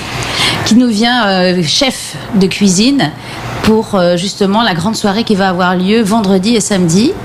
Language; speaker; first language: French; native; French